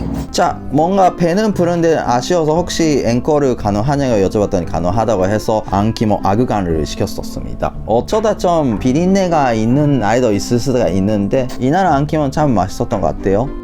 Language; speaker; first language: Korean; non-native, fluent; Japanese